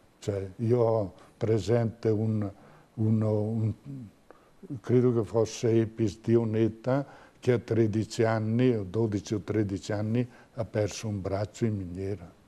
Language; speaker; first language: Italian; native; Italian